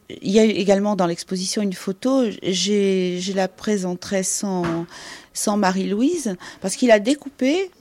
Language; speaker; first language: French; native; French